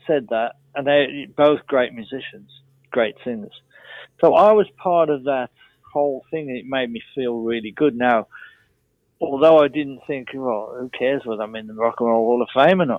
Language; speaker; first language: English; native; English